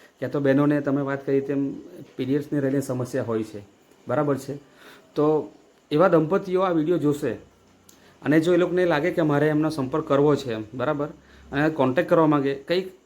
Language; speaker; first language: Gujarati; native; Gujarati